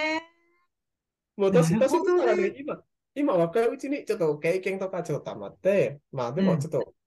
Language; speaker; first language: Japanese; non-native, learner; Indonesian